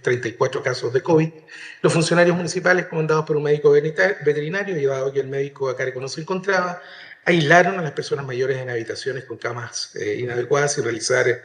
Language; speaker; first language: Spanish; native; Spanish